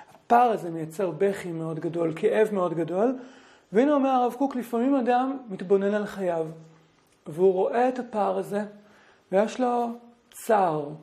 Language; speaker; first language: Hebrew; native; Hebrew